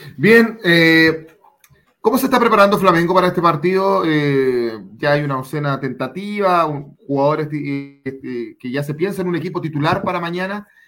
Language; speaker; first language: Spanish; native; Spanish